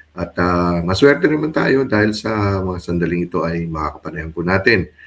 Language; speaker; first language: Filipino; native; Filipino